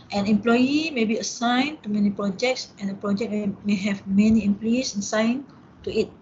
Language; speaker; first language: English; non-native, local second language; Malay